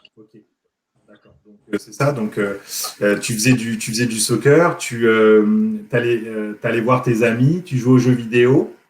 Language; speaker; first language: French; native; French